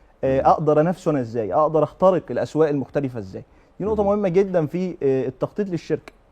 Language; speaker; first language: Arabic; native; Arabic